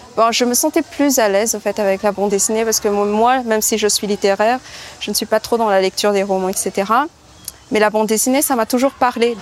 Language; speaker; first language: French; non-native, local second language; Malagasy